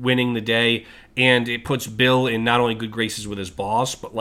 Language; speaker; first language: English; native; English